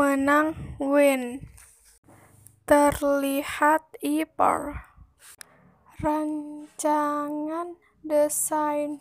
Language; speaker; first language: Indonesian; native; Indonesian